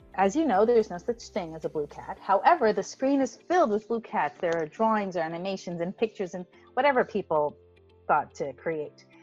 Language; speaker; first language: English; non-native, fluent; Hebrew